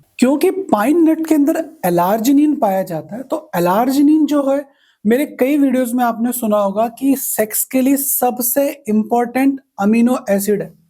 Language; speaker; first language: Hindi; native; Hindi